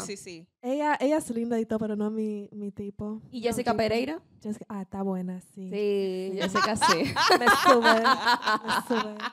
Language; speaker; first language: Spanish; early bilingual, heritage; Spanish